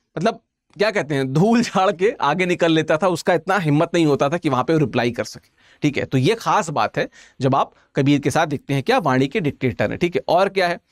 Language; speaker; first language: Hindi; native; Hindi